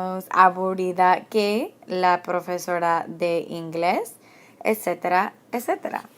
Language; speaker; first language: Spanish; non-native, fluent; English